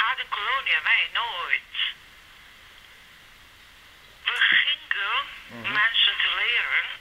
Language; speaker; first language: Dutch; non-native, learner; Serbian